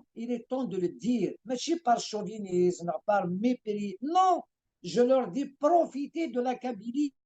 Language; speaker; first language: French; non-native, local second language; Kabyle